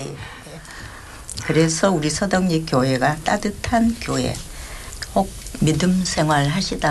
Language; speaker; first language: Korean; native; Korean